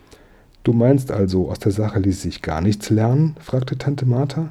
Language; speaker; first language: German; native; German